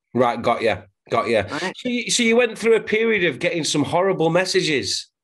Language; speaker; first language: English; native; English